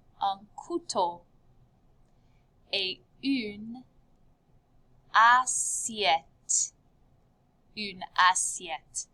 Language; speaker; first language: French; non-native, fluent; English